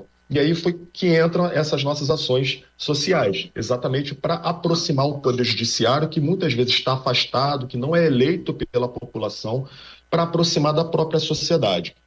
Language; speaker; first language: Portuguese; native; Portuguese